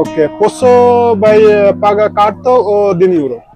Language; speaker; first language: Portuguese; non-native, learner; Bangla